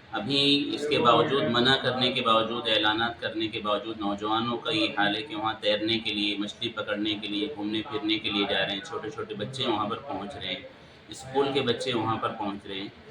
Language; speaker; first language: Urdu; native; Urdu